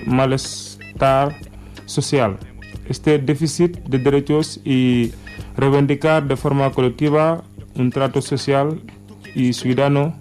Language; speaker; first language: Spanish; non-native, learner; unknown